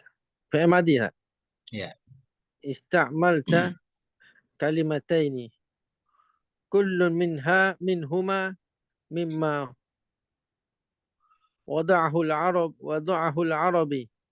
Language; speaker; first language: Arabic; non-native, fluent; Malay